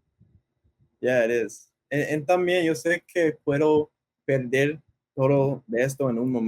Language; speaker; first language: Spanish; early bilingual, heritage; English